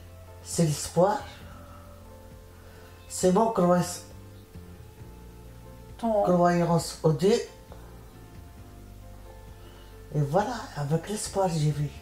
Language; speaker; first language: French; non-native, learner; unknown